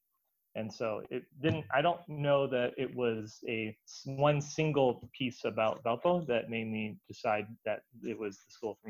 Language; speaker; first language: English; native; English